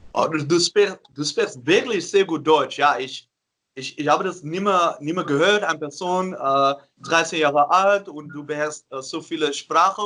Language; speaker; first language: German; non-native, fluent; Dutch